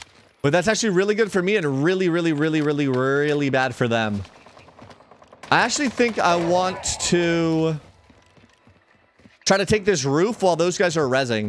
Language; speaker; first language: English; native; English